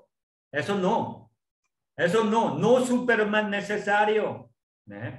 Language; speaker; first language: Spanish; non-native, learner; Korean